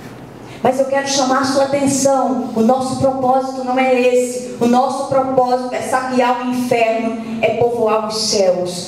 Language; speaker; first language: Portuguese; native; Portuguese